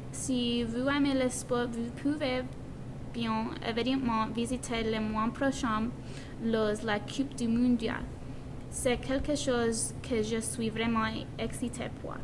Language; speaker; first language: French; non-native, learner; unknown